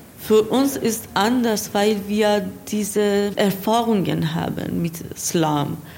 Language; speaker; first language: German; non-native, learner; Persian